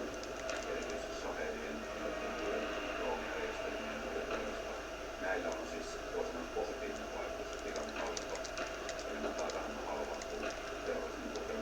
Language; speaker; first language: Finnish; native; Finnish